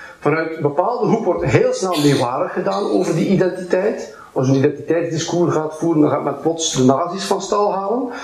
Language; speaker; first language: Dutch; native; Dutch